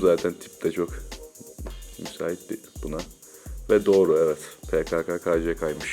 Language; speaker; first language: Turkish; native; Turkish